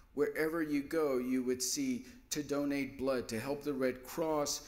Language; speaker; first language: English; native; English